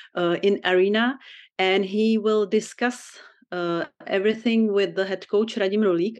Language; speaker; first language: English; non-native, fluent; Czech